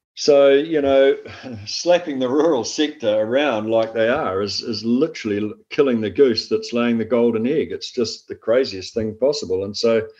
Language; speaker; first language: English; native; English